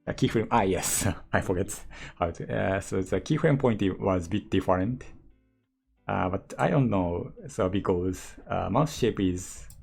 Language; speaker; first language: English; non-native, learner; Japanese